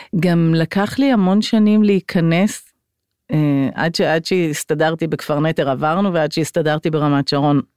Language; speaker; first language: Hebrew; native; Hebrew